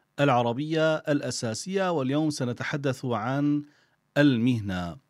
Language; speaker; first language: Arabic; native; Arabic